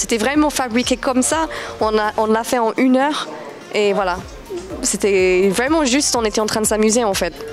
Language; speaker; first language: French; non-native, fluent; English